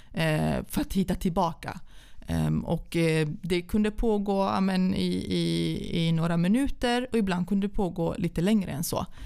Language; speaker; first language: Swedish; early bilingual, other home language; Central Kurdish